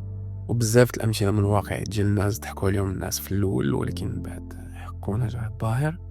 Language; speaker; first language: Arabic; native; Arabic